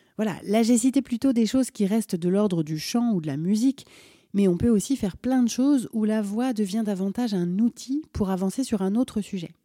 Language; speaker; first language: French; native; French